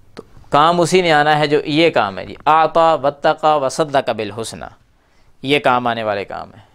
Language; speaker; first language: Urdu; non-native, local second language; Punjabi